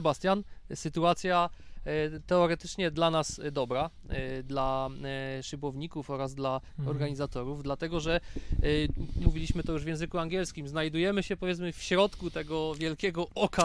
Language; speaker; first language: Polish; native; Polish